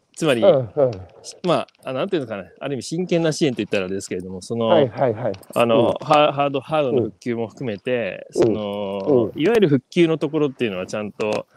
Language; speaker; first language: Japanese; native; Japanese